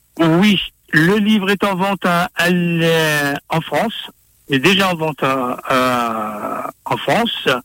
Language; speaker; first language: French; non-native, local second language; Morisyen